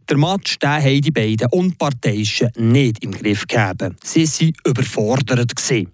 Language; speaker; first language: German; native; German